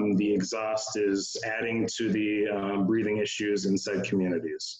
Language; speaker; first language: English; native; English